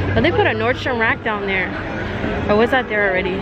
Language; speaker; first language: English; native; English